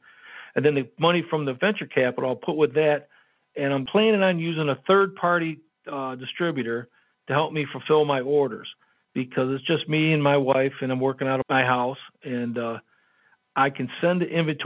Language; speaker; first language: English; native; English